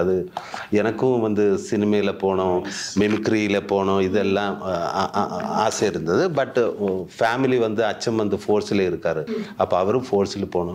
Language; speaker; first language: Tamil; non-native, learner; Malayalam